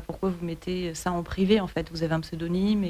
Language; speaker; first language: French; native; French